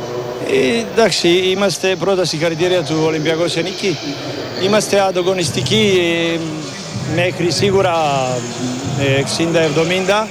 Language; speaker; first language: Greek; non-native, learner; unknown